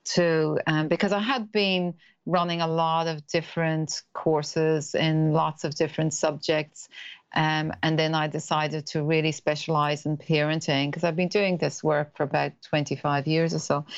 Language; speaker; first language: English; native; English